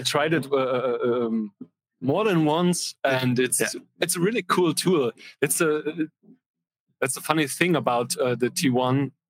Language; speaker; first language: English; non-native, fluent; German